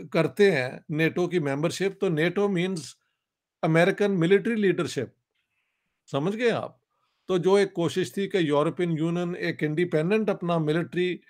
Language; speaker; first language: Urdu; non-native, local second language; Punjabi